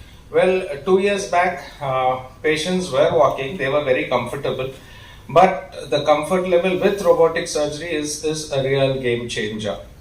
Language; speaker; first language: English; non-native, local second language; Tamil